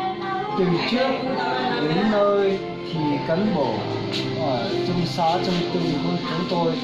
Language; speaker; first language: Vietnamese; non-native, local second language; Hmong